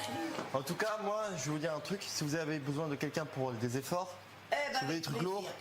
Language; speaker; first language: French; native; French